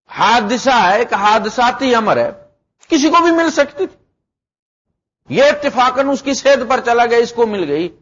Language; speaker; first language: Urdu; non-native, local second language; Punjabi